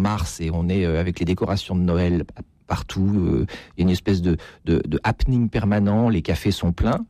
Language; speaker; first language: French; native; French